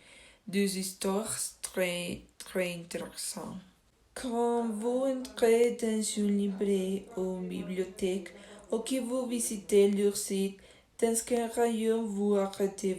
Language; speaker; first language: French; non-native, learner; Spanish